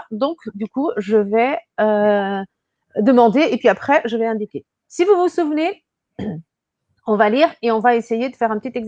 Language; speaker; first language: French; non-native, fluent; Portuguese